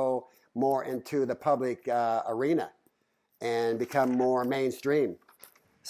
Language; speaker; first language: English; native; English